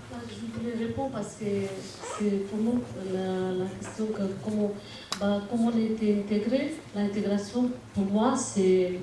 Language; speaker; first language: French; non-native, learner; Romanian